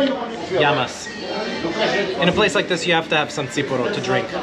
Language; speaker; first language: English; native; English